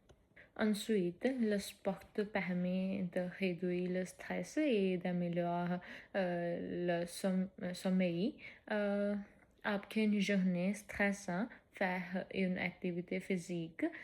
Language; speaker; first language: French; non-native, fluent; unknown